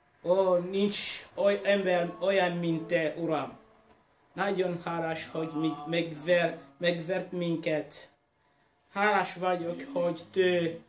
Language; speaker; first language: Hungarian; non-native, learner; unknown